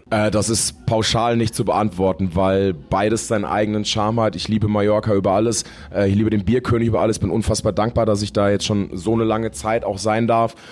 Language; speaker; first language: German; native; German